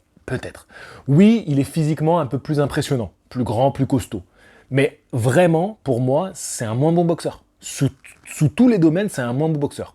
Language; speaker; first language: French; native; French